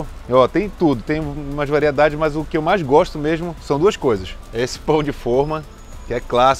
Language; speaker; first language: Portuguese; native; Portuguese